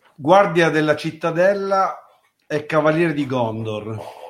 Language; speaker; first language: Italian; native; Italian